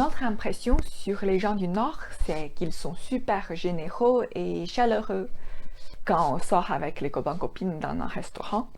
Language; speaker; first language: French; non-native, fluent; Chinese